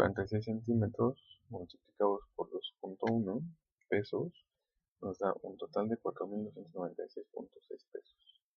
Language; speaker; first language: Spanish; native; Spanish